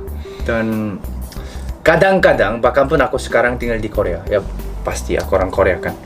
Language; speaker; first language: Indonesian; non-native, fluent; Korean